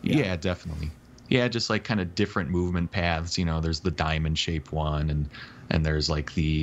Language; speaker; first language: English; native; English